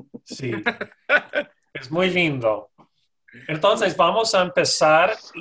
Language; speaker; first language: Spanish; non-native, fluent; English